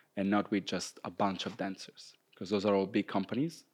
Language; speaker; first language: English; non-native, fluent; Italian